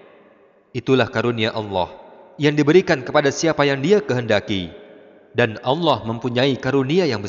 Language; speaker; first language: Indonesian; native; Indonesian